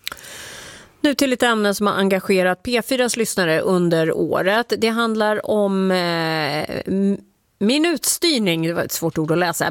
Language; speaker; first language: Swedish; native; Swedish